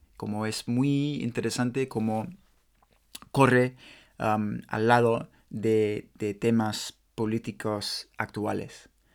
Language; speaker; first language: Spanish; non-native, learner; English